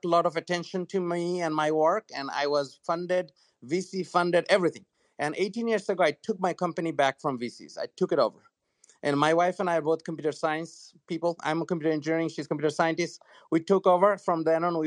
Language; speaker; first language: English; non-native, local second language; Bangla